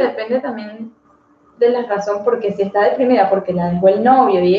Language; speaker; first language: Spanish; native; Spanish